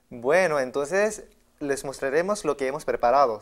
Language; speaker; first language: Spanish; non-native, fluent; Korean